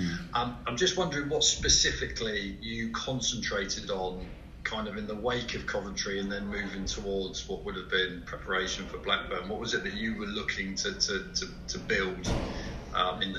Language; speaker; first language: English; native; English